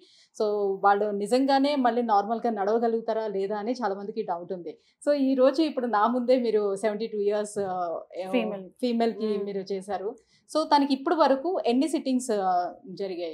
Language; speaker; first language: Telugu; native; Telugu